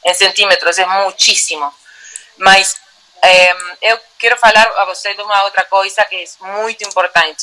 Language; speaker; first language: Portuguese; non-native, learner; Spanish